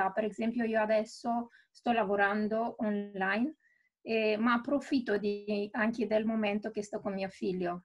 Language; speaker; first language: Italian; non-native, fluent; Romanian